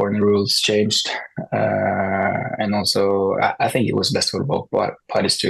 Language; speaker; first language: English; non-native, fluent; Norwegian